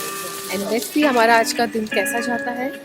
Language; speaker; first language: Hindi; native; Hindi